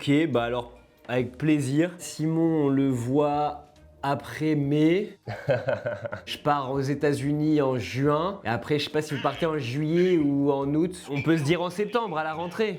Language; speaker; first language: French; native; French